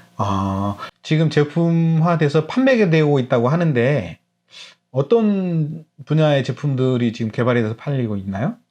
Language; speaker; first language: Korean; native; Korean